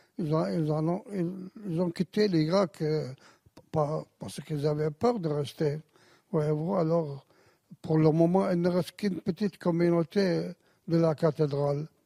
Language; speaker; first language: French; non-native, fluent; Arabic